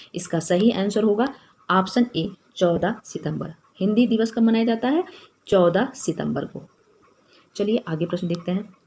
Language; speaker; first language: Hindi; native; Hindi